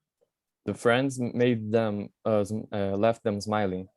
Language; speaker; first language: English; non-native, fluent; Portuguese